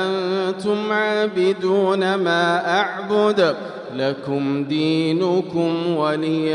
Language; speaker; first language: Arabic; native; Arabic